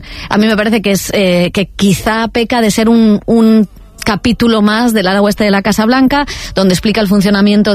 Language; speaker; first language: Spanish; native; Spanish